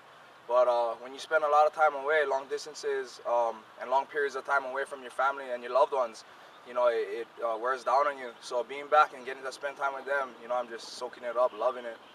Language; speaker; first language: English; native; English